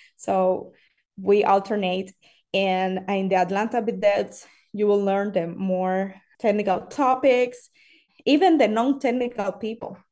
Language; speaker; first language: English; non-native, fluent; Spanish